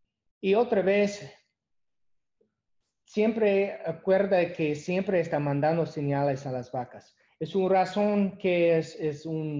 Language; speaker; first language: Spanish; non-native, learner; English